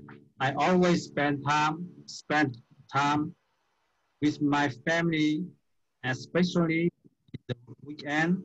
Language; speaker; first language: English; non-native, learner; Vietnamese